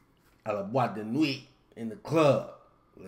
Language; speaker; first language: French; non-native, learner; English